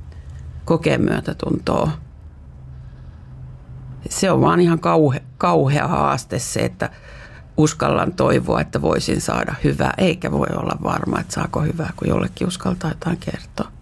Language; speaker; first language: Finnish; native; Finnish